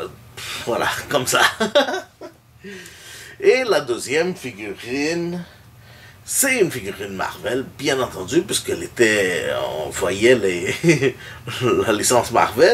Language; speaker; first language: French; native; French